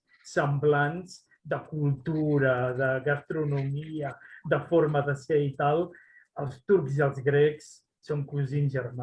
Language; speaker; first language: Catalan; non-native, local second language; Spanish